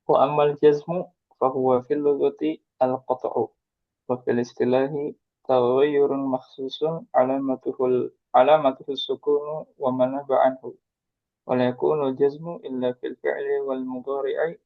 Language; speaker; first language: Arabic; non-native, learner; Indonesian